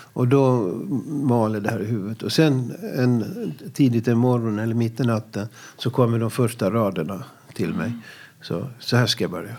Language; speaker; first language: Swedish; native; Swedish